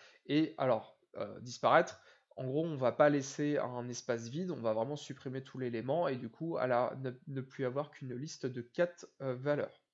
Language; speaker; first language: French; native; French